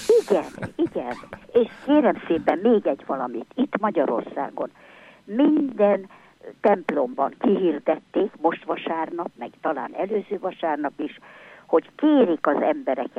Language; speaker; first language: Hungarian; native; Hungarian